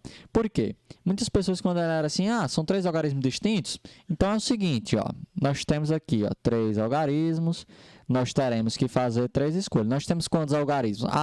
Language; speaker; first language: Portuguese; native; Portuguese